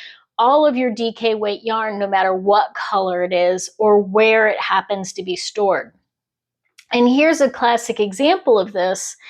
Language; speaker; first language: English; native; English